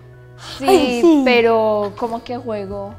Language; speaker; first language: Spanish; native; Spanish